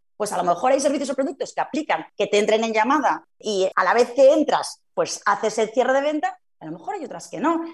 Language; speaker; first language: Spanish; native; Spanish